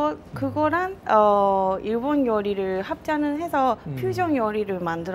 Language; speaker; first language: Korean; non-native, fluent; Japanese